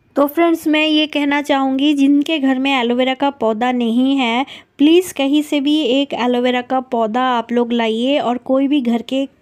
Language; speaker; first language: Hindi; non-native, local second language; Bangla